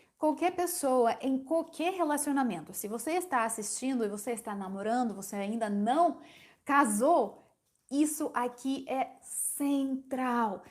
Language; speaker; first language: Portuguese; non-native, fluent; Ukrainian